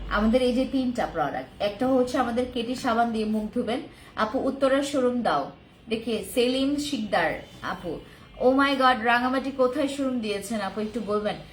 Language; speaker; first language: Bangla; non-native, local second language; Khasi